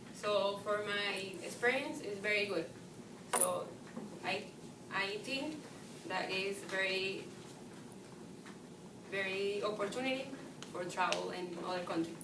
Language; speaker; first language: English; non-native, learner; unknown